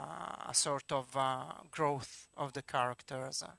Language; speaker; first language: English; non-native, fluent; Italian